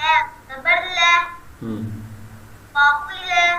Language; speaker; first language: Arabic; non-native, learner; Urdu